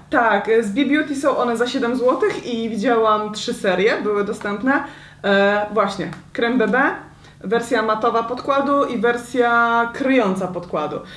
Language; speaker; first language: Polish; native; Polish